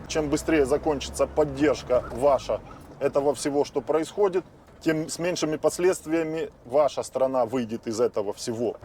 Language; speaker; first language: Russian; non-native, local second language; Ukrainian